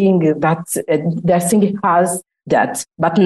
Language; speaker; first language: English; non-native, learner; Lingala